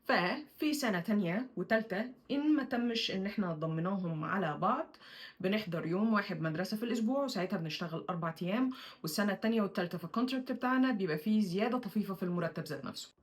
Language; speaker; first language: Arabic; native; Arabic